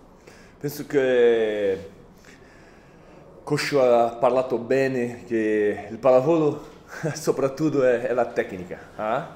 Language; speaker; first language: Italian; non-native, fluent; Portuguese